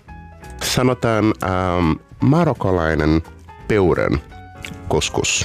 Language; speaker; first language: Finnish; non-native, fluent; Portuguese